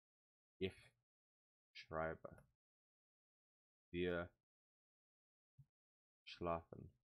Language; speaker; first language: German; non-native, learner; English